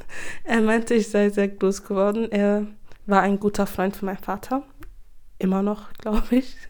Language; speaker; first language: German; early bilingual, other home language; English